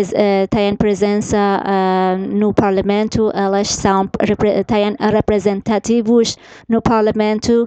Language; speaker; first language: Portuguese; non-native, fluent; Persian